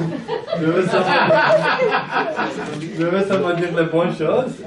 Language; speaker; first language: French; non-native, fluent; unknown